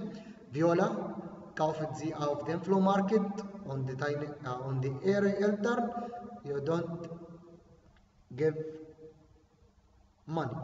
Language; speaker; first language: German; non-native, fluent; Arabic